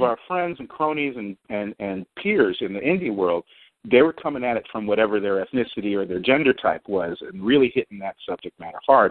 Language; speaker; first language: English; native; English